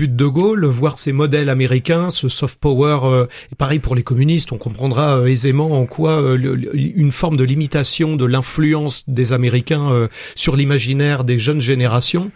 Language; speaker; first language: French; native; French